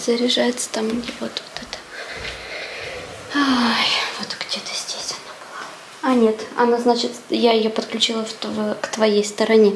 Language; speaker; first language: Russian; native; Russian